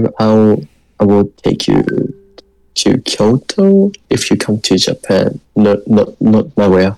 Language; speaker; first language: English; non-native, learner; Japanese